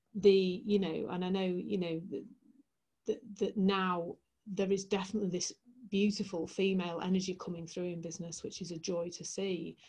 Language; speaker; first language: English; native; English